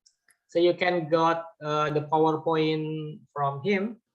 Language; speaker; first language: English; non-native, fluent; Indonesian